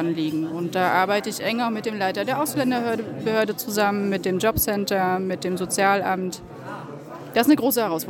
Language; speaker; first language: German; native; German